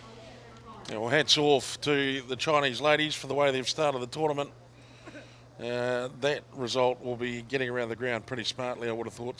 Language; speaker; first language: English; native; English